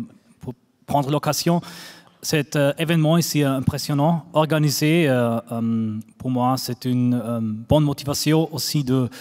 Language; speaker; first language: French; non-native, fluent; German